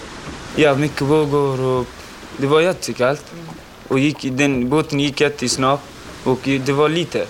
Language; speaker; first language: Swedish; non-native, learner; Pashto